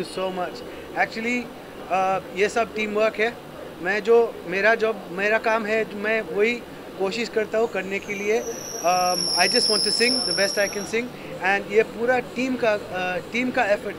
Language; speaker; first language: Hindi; non-native, learner; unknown